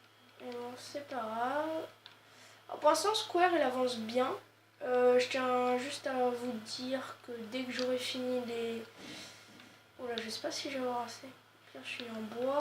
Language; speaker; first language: French; native; French